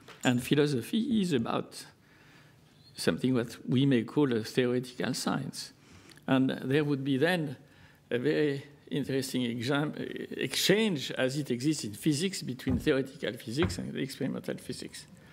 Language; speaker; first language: English; non-native, fluent; French